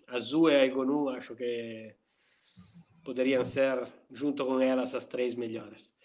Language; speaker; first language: Portuguese; non-native, fluent; Italian